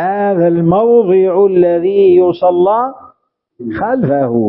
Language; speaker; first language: Arabic; native; Arabic